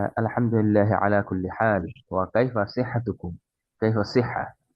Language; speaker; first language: Arabic; non-native, fluent; Bangla